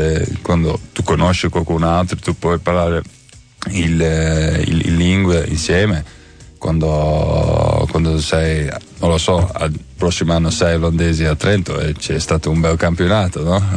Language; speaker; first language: Italian; non-native, learner; Dutch